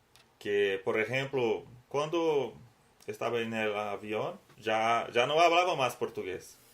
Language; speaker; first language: Spanish; non-native, learner; Portuguese